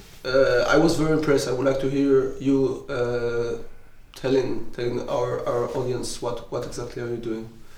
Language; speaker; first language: English; non-native, fluent; Hebrew